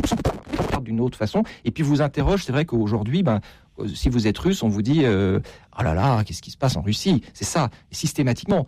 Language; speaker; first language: French; native; French